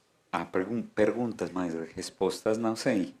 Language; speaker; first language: Portuguese; non-native, fluent; Spanish